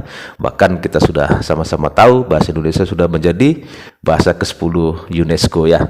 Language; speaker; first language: Indonesian; native; Indonesian